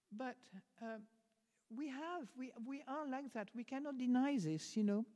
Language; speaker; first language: English; non-native, fluent; French